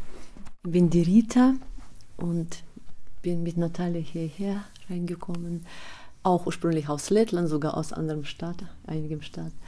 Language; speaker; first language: German; non-native, fluent; Russian